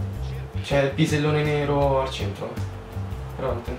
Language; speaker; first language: Italian; native; Italian